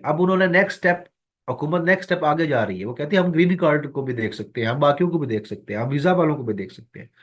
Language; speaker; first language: Urdu; non-native, local second language; Punjabi